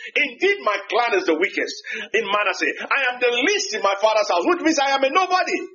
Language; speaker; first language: English; non-native, local second language; Yoruba